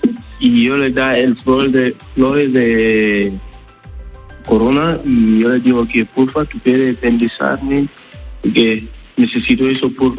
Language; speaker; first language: Spanish; non-native, learner; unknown